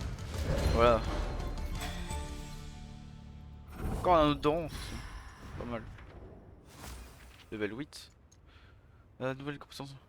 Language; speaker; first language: French; native; French